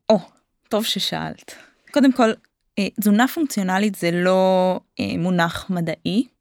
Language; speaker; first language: Hebrew; native; Hebrew